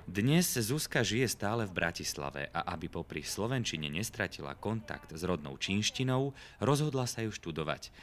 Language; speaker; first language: Slovak; native; Slovak